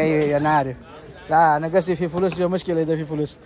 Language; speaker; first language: Arabic; non-native, learner; Indonesian